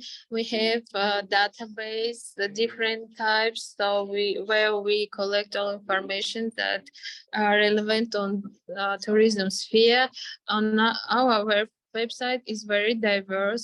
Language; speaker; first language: English; non-native, fluent; Armenian